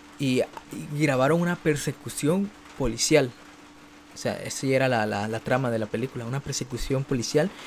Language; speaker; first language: Spanish; native; Spanish